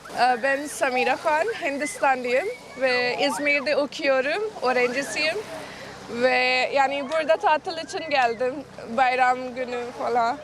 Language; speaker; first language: Turkish; non-native, learner; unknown